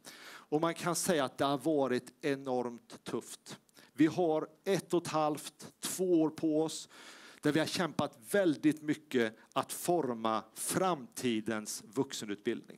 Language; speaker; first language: Swedish; native; Swedish